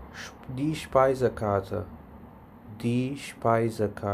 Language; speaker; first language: German; non-native, fluent; Pashto